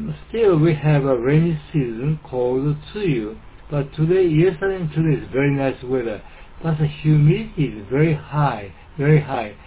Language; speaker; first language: English; non-native, learner; Japanese